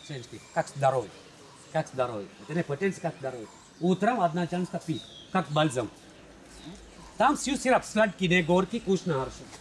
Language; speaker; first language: Russian; non-native, learner; Sinhala